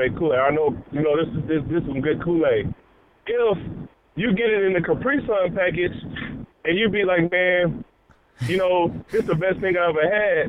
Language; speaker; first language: English; native; English